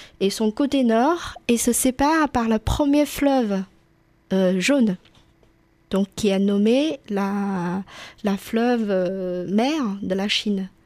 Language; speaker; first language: French; non-native, fluent; Chinese